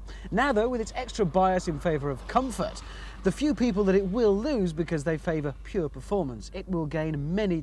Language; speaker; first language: English; native; English